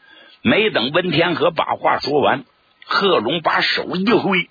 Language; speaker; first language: Chinese; native; Chinese